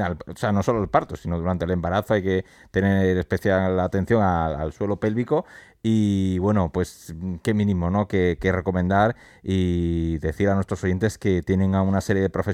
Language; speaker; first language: Spanish; native; Spanish